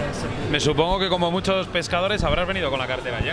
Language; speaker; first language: Spanish; native; Spanish